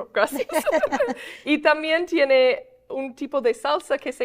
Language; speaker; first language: Spanish; non-native, fluent; English